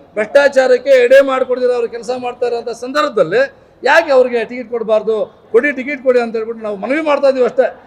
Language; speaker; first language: Kannada; native; Kannada